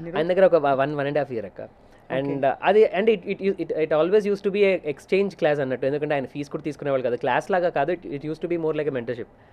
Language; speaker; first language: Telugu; native; Telugu